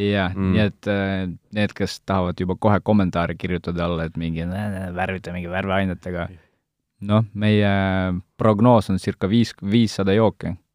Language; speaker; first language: Estonian; non-native, local second language; Russian